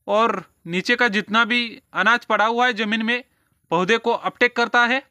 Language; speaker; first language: Hindi; non-native, local second language; Marathi